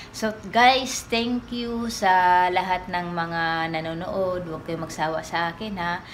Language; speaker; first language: Filipino; non-native, local second language; Cebuano